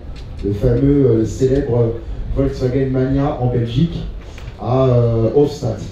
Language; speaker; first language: French; native; French